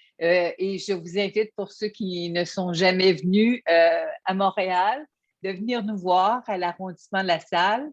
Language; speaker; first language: French; native; French